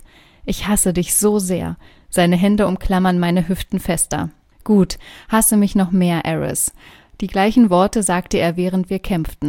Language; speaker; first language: German; native; German